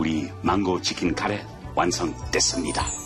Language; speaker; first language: Korean; non-native, fluent; English